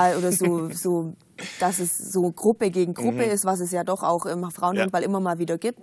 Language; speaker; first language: German; native; German